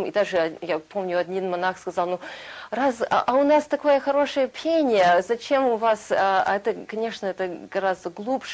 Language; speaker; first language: Russian; early bilingual, heritage; Russian